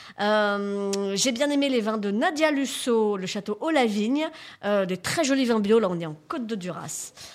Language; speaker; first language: French; native; French